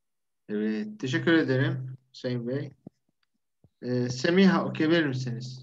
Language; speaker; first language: Turkish; non-native, fluent; Arabic